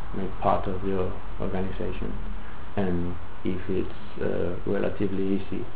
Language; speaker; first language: English; non-native, fluent; Galician